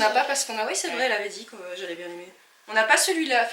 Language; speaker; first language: French; native; French